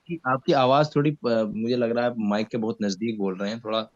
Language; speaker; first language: Hindi; native; Hindi